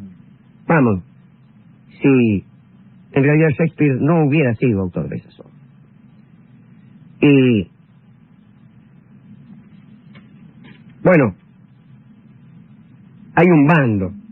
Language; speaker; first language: Spanish; native; Spanish